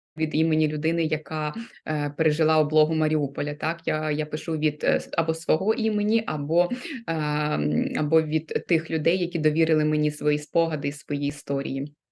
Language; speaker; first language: Ukrainian; non-native, local second language; Russian